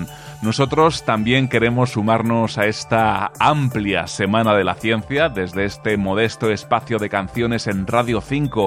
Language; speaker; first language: Spanish; native; Spanish